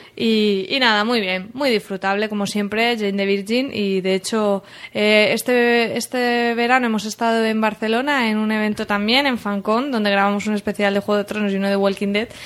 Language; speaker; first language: Spanish; native; Spanish